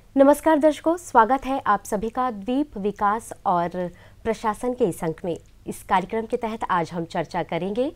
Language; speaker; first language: Hindi; native; Hindi